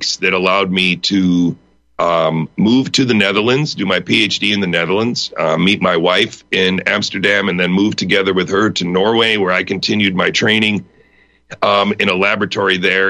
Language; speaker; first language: English; native; English